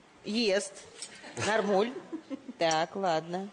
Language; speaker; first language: Russian; native; Russian